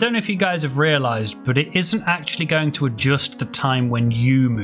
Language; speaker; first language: English; native; English